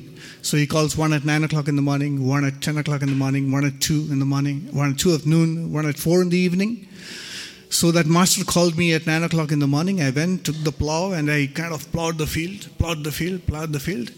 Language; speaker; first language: English; non-native, local second language; Hindi